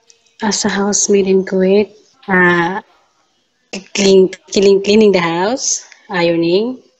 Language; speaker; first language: English; non-native, learner; Filipino